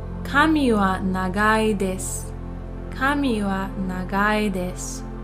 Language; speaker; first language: Japanese; non-native, fluent; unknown